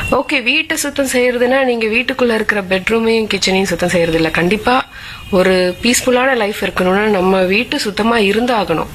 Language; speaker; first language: Tamil; non-native, local second language; Malayalam